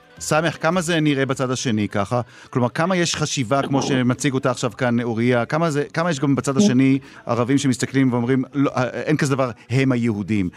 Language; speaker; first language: Hebrew; native; Hebrew